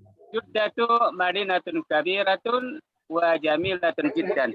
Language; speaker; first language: Arabic; non-native, learner; Indonesian